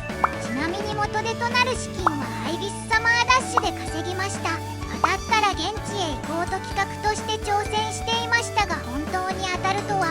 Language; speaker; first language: Japanese; native; Japanese